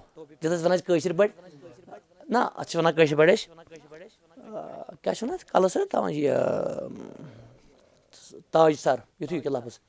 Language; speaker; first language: Hindi; non-native, local second language; Kashmiri